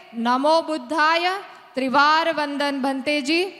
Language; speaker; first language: Hindi; non-native, local second language; Marathi